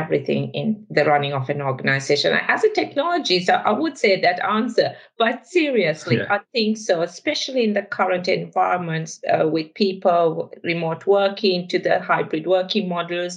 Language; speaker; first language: English; non-native, local second language; Sinhala